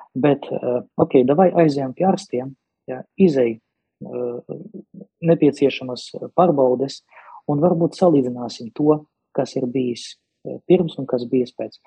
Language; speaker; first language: Latvian; non-native, local second language; Russian